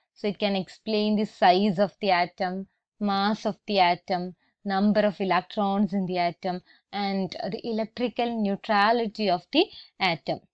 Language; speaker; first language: English; non-native, local second language; Malayalam